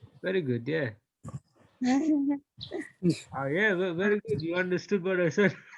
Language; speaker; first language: English; non-native, fluent; Sinhala